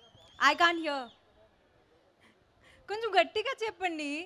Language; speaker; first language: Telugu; non-native, local second language; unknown